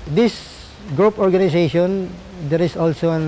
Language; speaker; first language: English; non-native, local second language; Waray